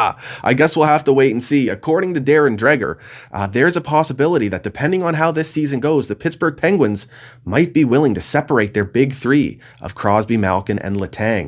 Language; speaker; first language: English; native; English